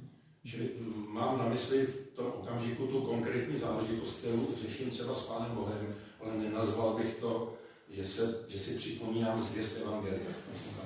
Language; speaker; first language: Czech; native; Czech